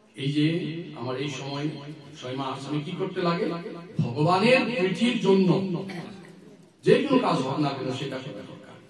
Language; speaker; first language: Bangla; non-native, learner; Assamese